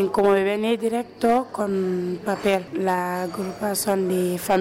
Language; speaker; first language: Spanish; non-native, learner; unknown